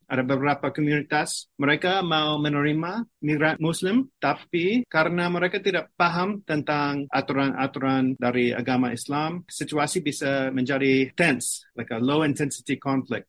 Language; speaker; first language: Malay; non-native, fluent; English